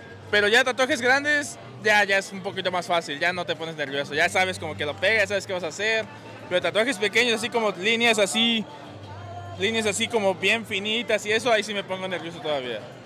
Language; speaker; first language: Spanish; native; Spanish